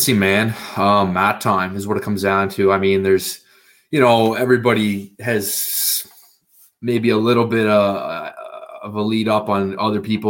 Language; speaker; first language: English; native; English